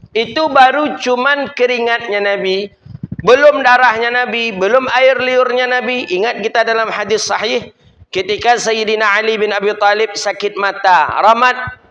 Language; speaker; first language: Malay; non-native, local second language; Minangkabau